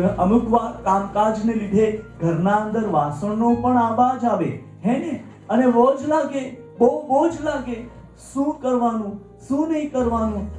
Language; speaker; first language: Gujarati; non-native, local second language; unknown